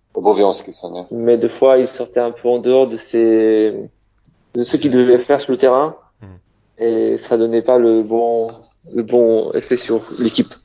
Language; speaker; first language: French; non-native, fluent; Polish